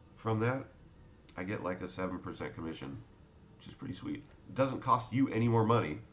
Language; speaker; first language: English; native; English